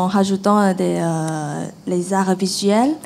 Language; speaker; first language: French; non-native, fluent; Chinese